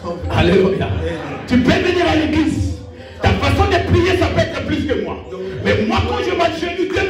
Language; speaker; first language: French; non-native, local second language; Lingala